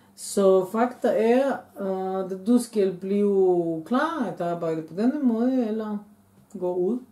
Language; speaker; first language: Danish; non-native, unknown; Bulgarian